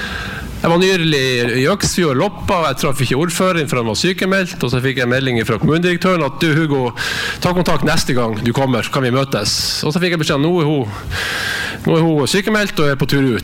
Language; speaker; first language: Norwegian; native; Norwegian